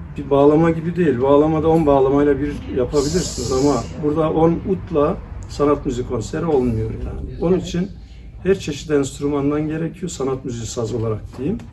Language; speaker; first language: Turkish; native; Turkish